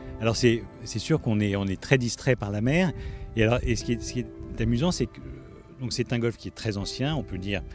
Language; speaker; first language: French; native; French